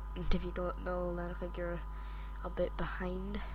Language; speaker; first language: English; native; English